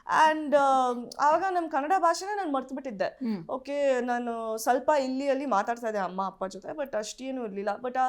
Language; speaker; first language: Kannada; early bilingual, heritage; Kannada